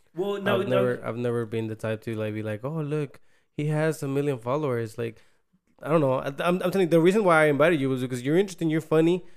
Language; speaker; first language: English; early bilingual, other home language; Spanish